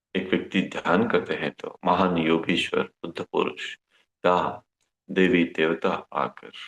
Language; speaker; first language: Hindi; non-native, local second language; Kannada